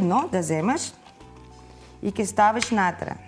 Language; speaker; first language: Macedonian; non-native, learner; Filipino